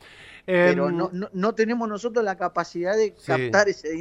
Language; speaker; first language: Spanish; native; Spanish